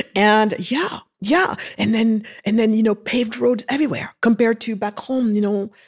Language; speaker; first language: English; early bilingual, other home language; Wolof